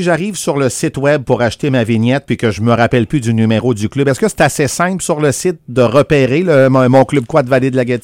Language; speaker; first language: French; native; French